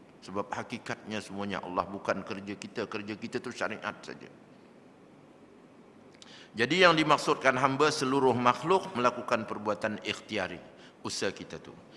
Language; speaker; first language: Malay; native; Malay